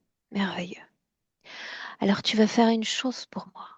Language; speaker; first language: French; native; French